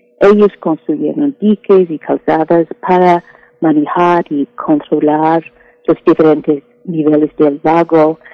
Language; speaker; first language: Spanish; non-native, fluent; English